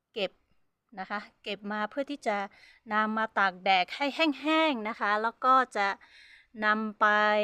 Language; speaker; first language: Thai; non-native, local second language; Hmong